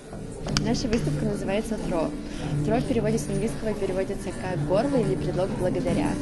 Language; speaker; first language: Russian; native; Russian